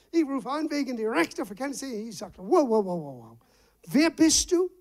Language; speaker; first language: German; non-native, fluent; English